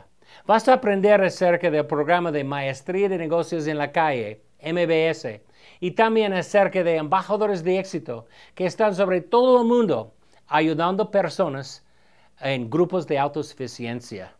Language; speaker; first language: Spanish; non-native, fluent; English